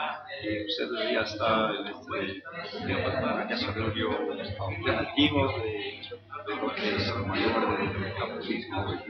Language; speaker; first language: Spanish; non-native, fluent; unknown